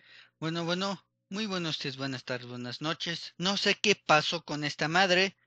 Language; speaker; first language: Spanish; native; Spanish